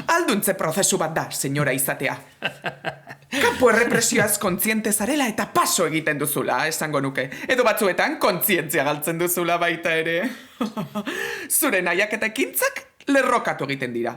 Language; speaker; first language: Basque; native; Basque